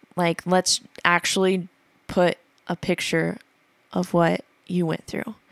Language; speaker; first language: English; native; English